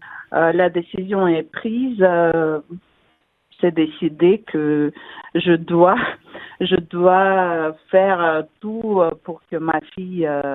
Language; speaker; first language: French; non-native, fluent; Russian